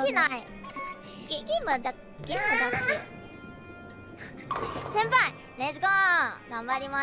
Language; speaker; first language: Japanese; non-native, learner; Indonesian